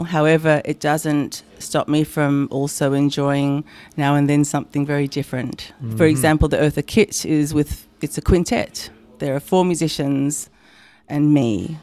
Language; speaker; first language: English; native; English